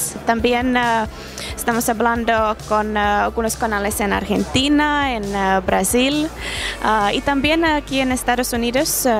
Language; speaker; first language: Spanish; non-native, fluent; Finnish